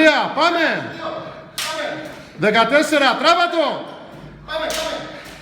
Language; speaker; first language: Greek; native; Greek